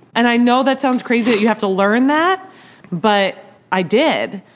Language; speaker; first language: English; native; English